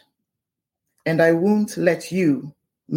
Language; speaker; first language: English; non-native, local second language; Ewe